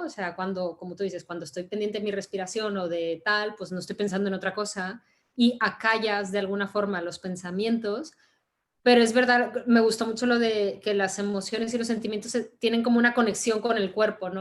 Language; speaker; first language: Spanish; native; Spanish